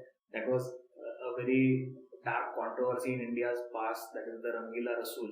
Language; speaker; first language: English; non-native, local second language; Hindi